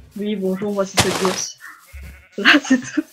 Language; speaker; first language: French; native; French